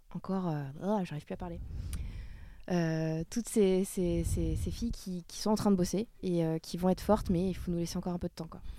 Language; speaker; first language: French; native; French